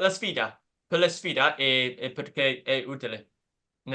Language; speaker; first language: Italian; non-native, learner; English